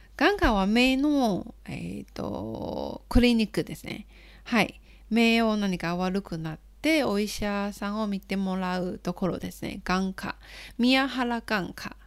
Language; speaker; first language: Japanese; non-native, fluent; Chinese